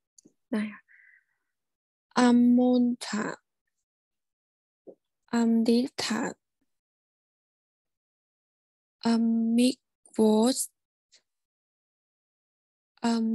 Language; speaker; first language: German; non-native, learner; Thai